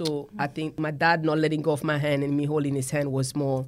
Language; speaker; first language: English; non-native, local second language; Krio